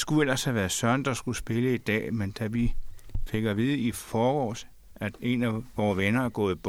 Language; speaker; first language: Danish; native; Danish